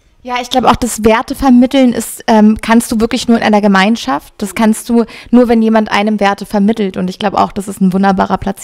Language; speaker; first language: German; native; German